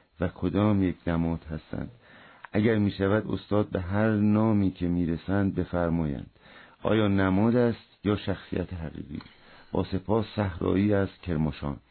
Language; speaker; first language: Persian; native; Persian